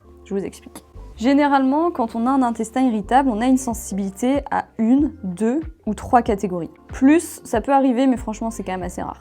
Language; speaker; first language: French; native; French